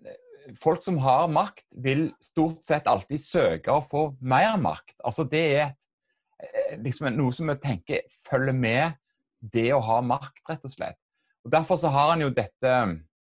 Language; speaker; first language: Norwegian; native; Norwegian